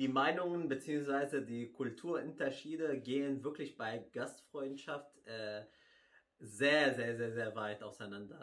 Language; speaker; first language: German; non-native, fluent; Arabic